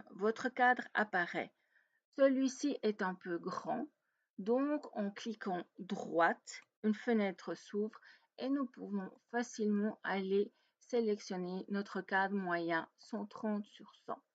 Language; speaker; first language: French; native; French